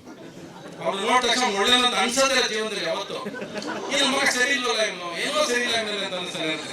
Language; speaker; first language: Kannada; native; Kannada